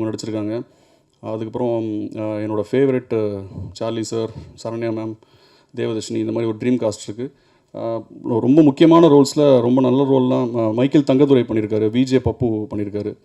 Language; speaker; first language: Tamil; native; Tamil